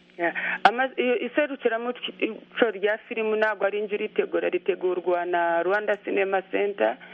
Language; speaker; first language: Kinyarwanda; early bilingual, heritage; Kinyarwanda